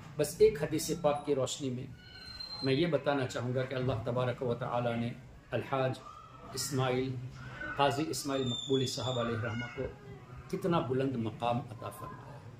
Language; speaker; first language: Urdu; non-native, fluent; Tamil